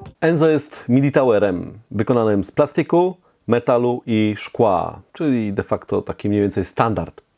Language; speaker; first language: Polish; native; Polish